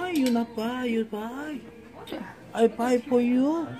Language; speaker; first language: English; non-native, learner; Korean